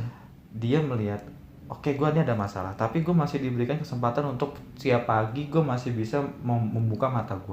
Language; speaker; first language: Indonesian; native; Indonesian